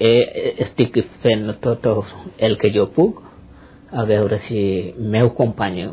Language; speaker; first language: Catalan; non-native, learner; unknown